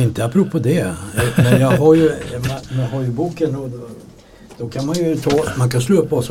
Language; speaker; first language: Swedish; native; Swedish